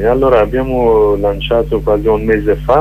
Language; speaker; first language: Italian; non-native, learner; Kurdish